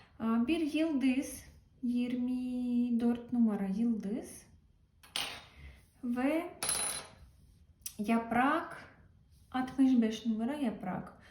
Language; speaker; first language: Turkish; non-native, learner; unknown